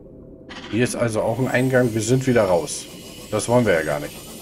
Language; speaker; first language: German; native; German